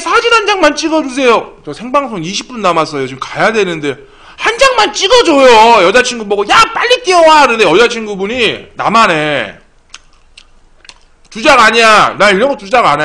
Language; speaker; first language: Korean; native; Korean